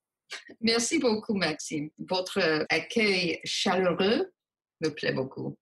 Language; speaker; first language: French; non-native, local second language; English